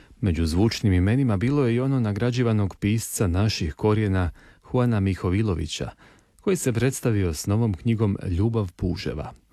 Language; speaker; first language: Croatian; native; Croatian